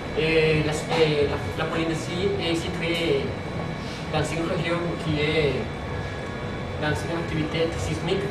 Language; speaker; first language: French; non-native, learner; Spanish